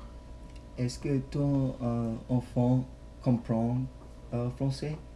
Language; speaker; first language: French; non-native, learner; English